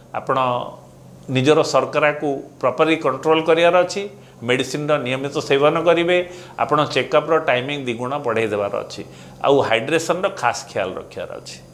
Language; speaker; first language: Odia; non-native, local second language; Hindi